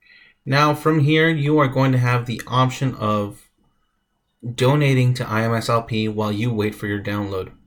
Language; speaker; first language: English; native; English